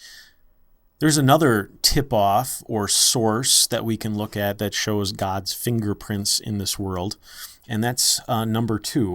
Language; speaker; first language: English; native; English